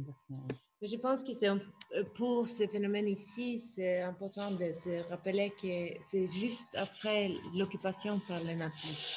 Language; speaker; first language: French; non-native, fluent; Norwegian